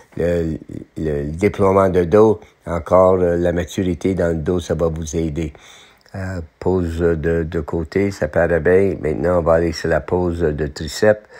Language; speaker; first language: French; non-native, local second language; English